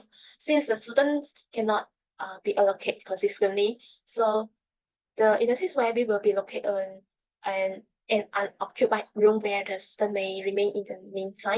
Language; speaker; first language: English; non-native, local second language; Malay